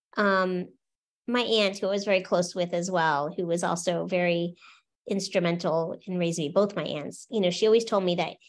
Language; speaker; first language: English; native; English